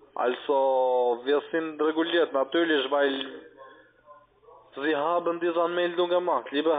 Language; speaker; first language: German; non-native, learner; Italian